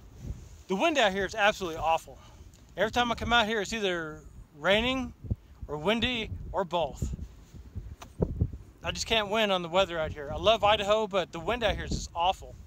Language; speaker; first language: English; native; English